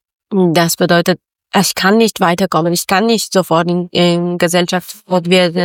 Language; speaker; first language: German; non-native, learner; Persian